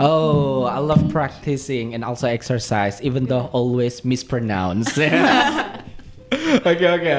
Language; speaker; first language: English; non-native, fluent; Indonesian